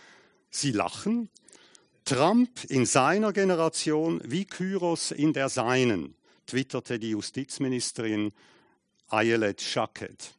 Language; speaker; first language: German; native; German